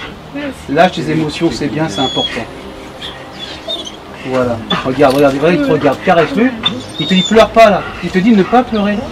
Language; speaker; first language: French; native; French